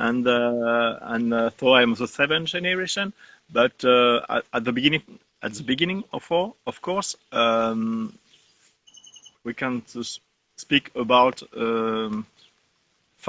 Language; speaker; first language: English; non-native, learner; French